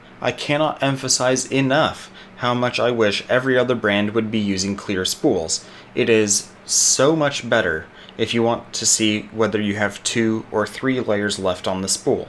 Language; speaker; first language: English; native; English